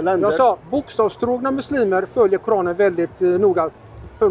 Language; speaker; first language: Swedish; native; Swedish